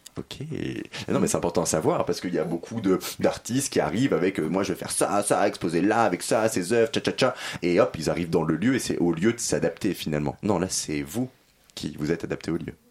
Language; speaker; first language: French; native; French